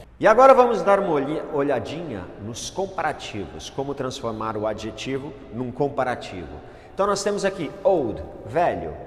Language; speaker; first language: Portuguese; non-native, fluent; English